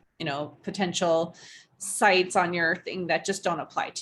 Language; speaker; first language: English; native; English